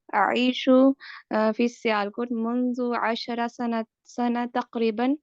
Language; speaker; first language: Arabic; non-native, learner; Urdu